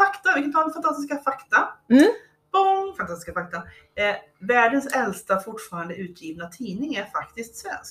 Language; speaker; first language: Swedish; native; Swedish